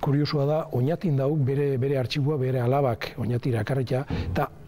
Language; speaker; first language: Basque; native; Basque